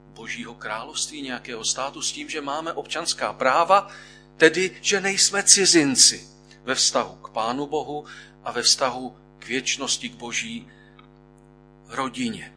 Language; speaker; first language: Czech; native; Czech